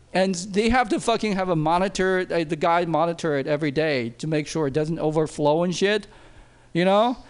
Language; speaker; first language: English; non-native, fluent; Chinese